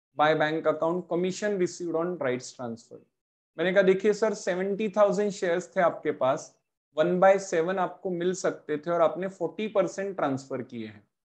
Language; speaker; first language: Hindi; non-native, local second language; Marathi